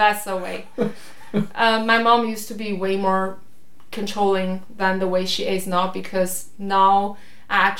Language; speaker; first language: English; non-native, fluent; Chinese